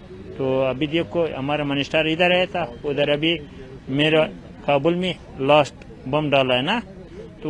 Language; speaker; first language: Hindi; non-native, learner; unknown